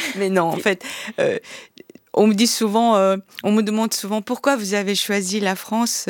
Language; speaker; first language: French; non-native, fluent; Korean